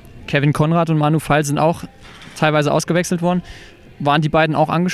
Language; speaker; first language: German; native; German